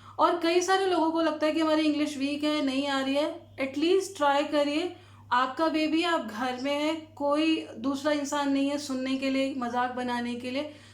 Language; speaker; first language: Hindi; native; Hindi